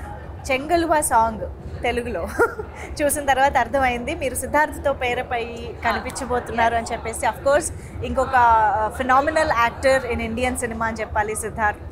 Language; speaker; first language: Telugu; native; Telugu